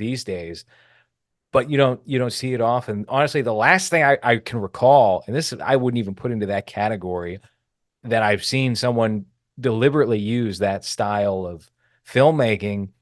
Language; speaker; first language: English; native; English